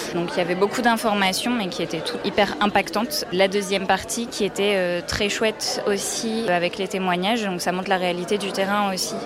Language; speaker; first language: French; native; French